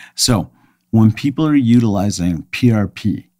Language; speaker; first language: English; native; English